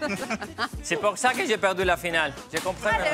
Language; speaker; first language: French; non-native, fluent; Spanish